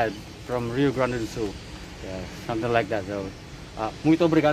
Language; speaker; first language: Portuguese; non-native, learner; Filipino